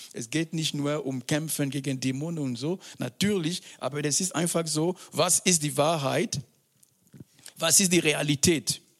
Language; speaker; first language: German; non-native, fluent; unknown